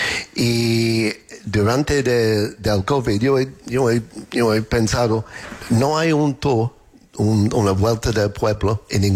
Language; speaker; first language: Spanish; non-native, learner; English